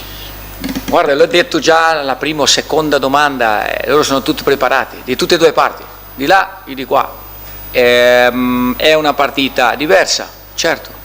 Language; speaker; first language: Italian; non-native, fluent; Portuguese